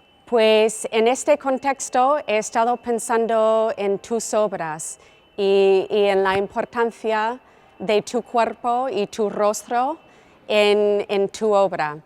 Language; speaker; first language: Spanish; non-native, fluent; English